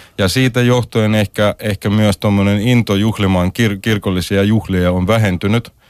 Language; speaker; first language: Finnish; non-native, fluent; Russian